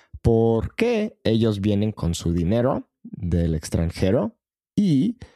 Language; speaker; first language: Spanish; non-native, fluent; English